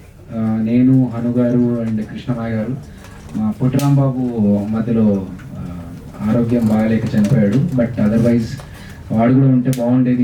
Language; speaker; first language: Telugu; native; Telugu